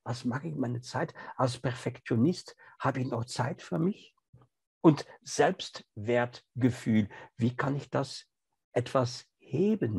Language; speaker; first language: German; non-native, fluent; French